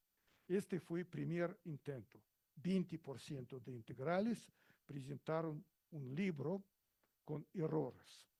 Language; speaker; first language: Spanish; non-native, learner; Russian